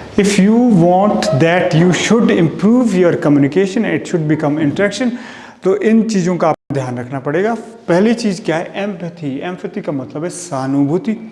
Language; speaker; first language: Hindi; native; Hindi